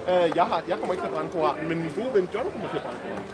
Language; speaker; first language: Danish; native; Danish